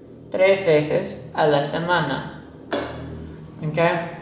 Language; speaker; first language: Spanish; non-native, fluent; English